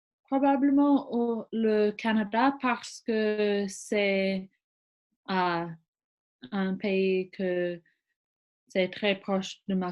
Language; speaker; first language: French; non-native, learner; English